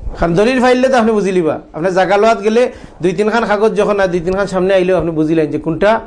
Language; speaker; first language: Bangla; native; Bangla